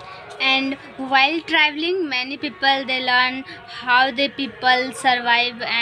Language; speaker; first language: English; non-native, learner; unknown